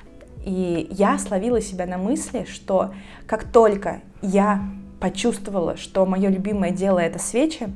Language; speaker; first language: Russian; native; Russian